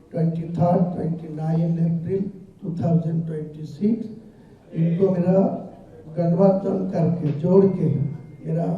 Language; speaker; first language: Hindi; non-native, local second language; Bangla